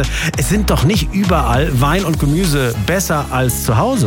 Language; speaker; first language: German; native; German